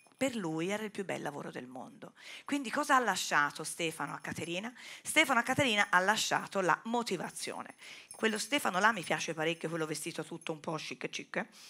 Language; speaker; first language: Italian; native; Italian